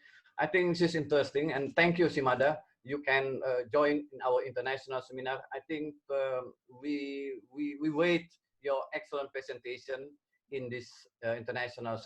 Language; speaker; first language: English; non-native, learner; Indonesian